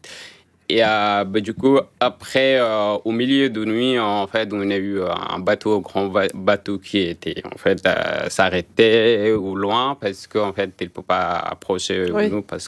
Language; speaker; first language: French; non-native, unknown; Arabic